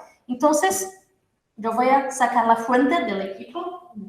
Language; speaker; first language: Spanish; non-native, fluent; Portuguese